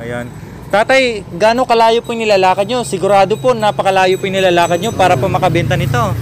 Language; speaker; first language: Filipino; native; Filipino